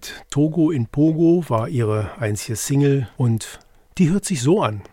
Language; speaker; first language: German; native; German